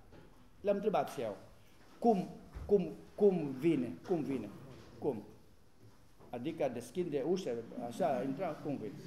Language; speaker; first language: Romanian; non-native, learner; Greek